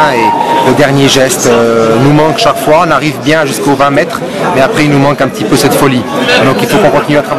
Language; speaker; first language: French; native; French